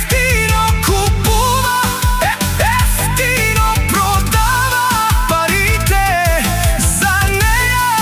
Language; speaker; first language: Bulgarian; non-native, local second language; Romany